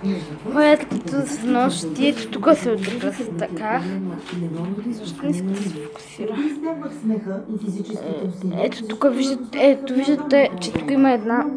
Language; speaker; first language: Bulgarian; early bilingual, heritage; Bulgarian